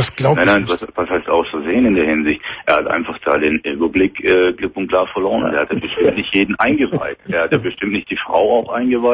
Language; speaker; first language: German; native; German